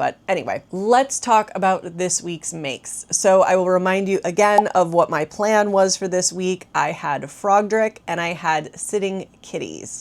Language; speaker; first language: English; native; English